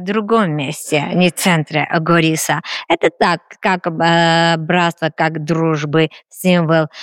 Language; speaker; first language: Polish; non-native, learner; Armenian